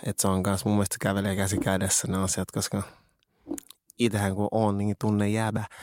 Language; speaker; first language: Finnish; early bilingual, other home language; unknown